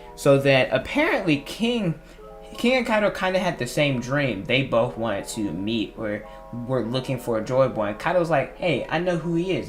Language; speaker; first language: English; native; English